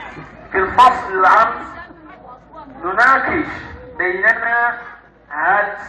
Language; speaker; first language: Arabic; non-native, learner; Yoruba